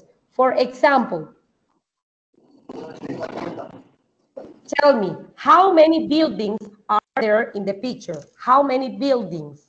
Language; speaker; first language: English; non-native, fluent; Spanish